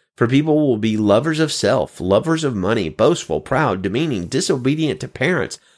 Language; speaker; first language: English; native; English